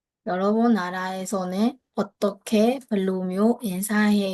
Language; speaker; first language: Korean; non-native, fluent; Burmese